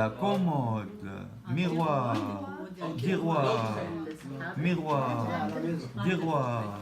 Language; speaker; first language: French; non-native, learner; Arabic